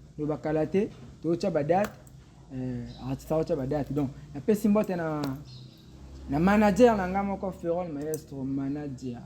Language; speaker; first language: Lingala; native; Lingala